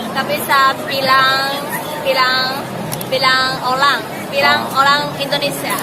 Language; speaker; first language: Indonesian; non-native, learner; Chinese